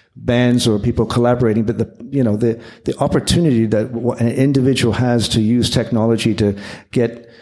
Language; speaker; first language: English; native; English